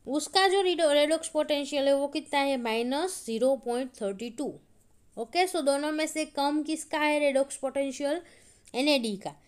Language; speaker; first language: Hindi; non-native, local second language; Gujarati